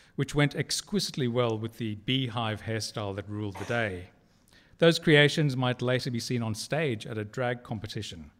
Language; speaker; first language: English; native; English